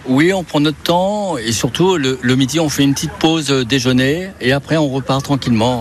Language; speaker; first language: French; native; French